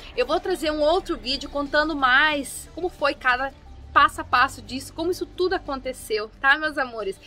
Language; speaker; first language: Portuguese; early bilingual, other home language; German